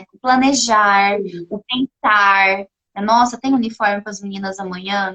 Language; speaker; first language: Portuguese; native; Portuguese